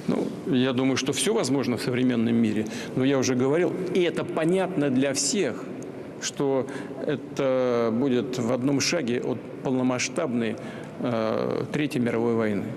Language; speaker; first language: Russian; native; Russian